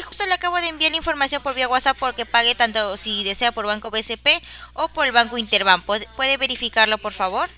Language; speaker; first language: Spanish; native; Spanish